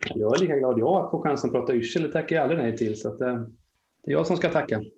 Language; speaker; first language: Swedish; native; Swedish